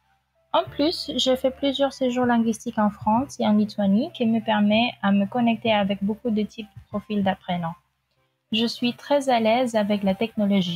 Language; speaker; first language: French; non-native, fluent; Filipino